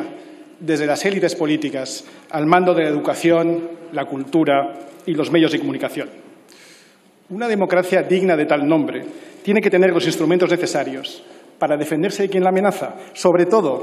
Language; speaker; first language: Spanish; native; Spanish